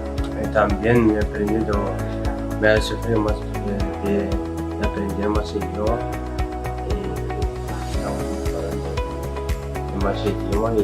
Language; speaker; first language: Spanish; non-native, learner; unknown